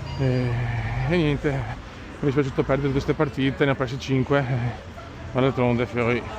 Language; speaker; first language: Italian; native; Italian